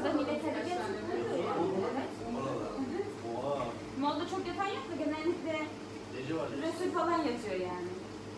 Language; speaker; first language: Turkish; native; Turkish